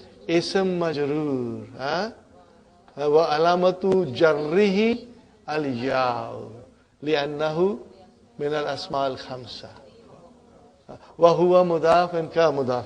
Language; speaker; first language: Arabic; non-native, fluent; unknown